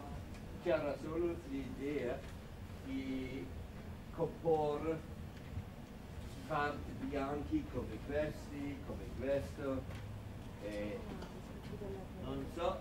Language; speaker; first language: Italian; non-native, learner; German